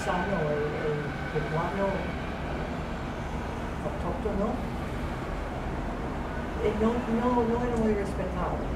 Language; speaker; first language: Spanish; non-native, fluent; English